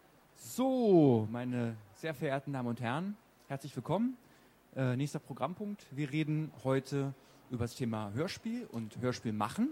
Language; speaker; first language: German; native; German